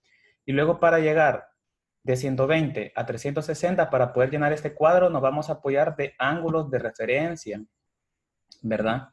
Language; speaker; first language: Spanish; native; Spanish